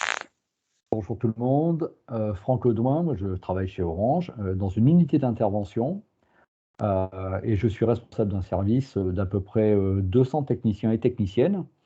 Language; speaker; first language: French; native; French